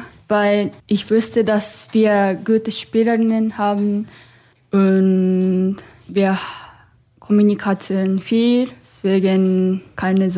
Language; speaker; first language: German; non-native, learner; Japanese